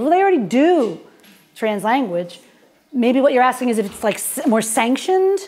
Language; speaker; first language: English; native; English